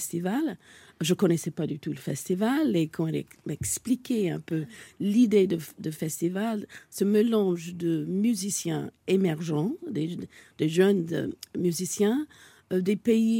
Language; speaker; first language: French; non-native, fluent; English